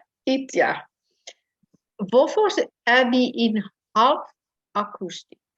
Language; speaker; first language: Danish; non-native, learner; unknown